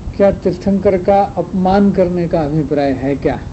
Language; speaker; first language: Hindi; non-native, local second language; Gujarati